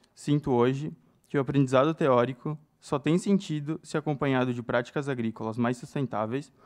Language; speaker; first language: Portuguese; native; Portuguese